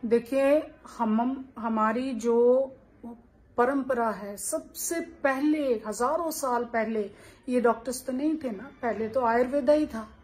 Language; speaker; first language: Hindi; native; Hindi